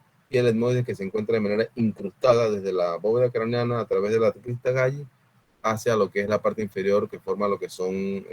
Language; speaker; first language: Spanish; native; Spanish